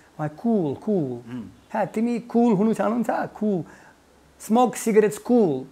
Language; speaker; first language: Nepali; non-native, fluent; Russian